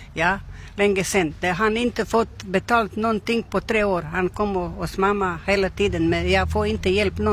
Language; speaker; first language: Swedish; non-native, learner; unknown